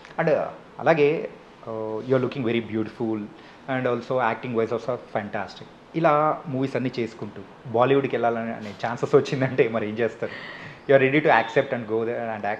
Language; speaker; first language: Telugu; native; Telugu